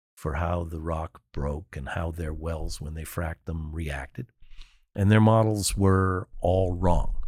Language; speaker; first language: English; native; English